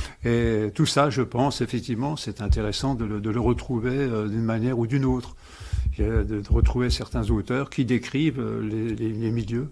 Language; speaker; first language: French; non-native, local second language; Swiss German